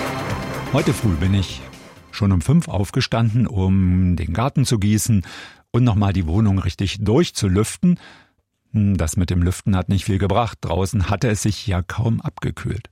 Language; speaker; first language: German; native; German